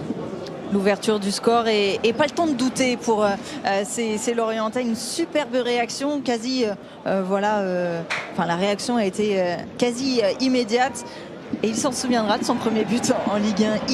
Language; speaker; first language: French; native; French